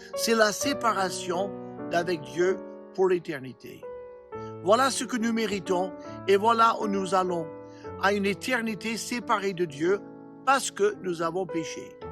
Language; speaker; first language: French; non-native, fluent; English